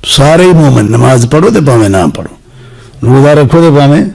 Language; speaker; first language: Urdu; non-native, local second language; Punjabi